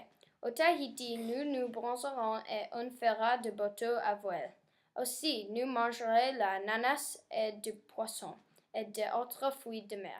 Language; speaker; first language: French; non-native, learner; English